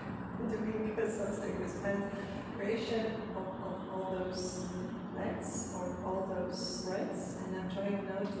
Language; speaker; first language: English; non-native, fluent; Latvian